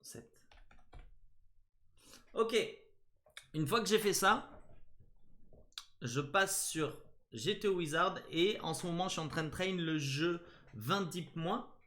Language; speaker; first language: French; native; French